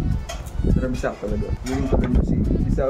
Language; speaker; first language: Filipino; native; Filipino